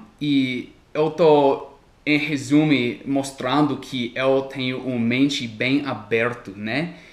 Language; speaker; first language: Portuguese; non-native, fluent; English